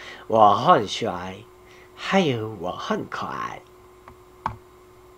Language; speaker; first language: Chinese; non-native, learner; Korean